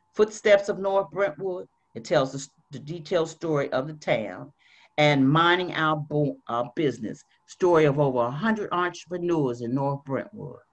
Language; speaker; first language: English; native; English